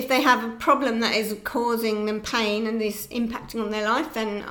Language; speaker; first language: English; native; English